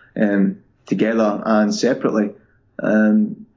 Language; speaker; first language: English; native; English